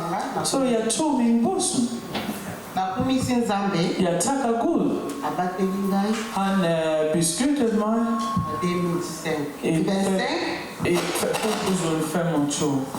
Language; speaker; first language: Danish; non-native, learner; French